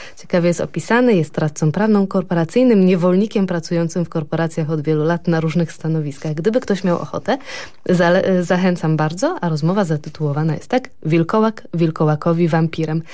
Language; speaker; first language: Polish; native; Polish